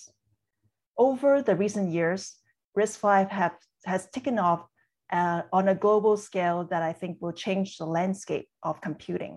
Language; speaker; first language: English; non-native, local second language; Cantonese